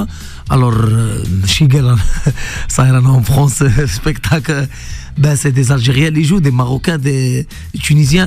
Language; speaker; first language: French; non-native, local second language; Arabic